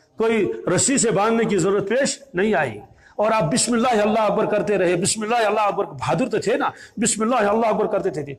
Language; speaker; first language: Urdu; native; Urdu